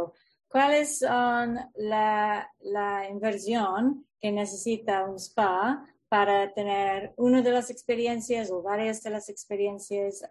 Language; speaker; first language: Spanish; non-native, fluent; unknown